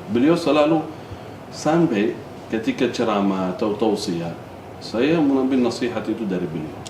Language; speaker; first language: Indonesian; non-native, fluent; Arabic